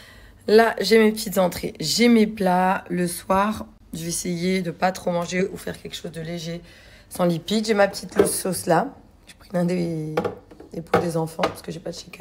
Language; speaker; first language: French; native; French